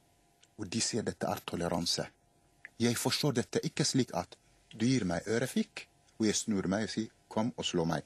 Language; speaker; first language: Norwegian; non-native, fluent; Arabic